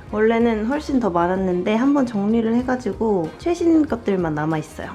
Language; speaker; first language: Korean; native; Korean